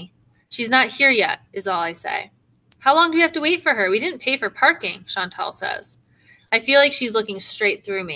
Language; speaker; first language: English; native; English